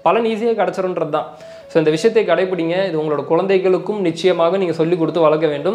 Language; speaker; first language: Tamil; native; Tamil